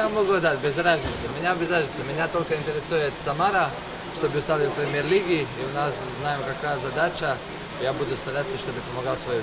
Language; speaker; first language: Russian; non-native, learner; Slovenian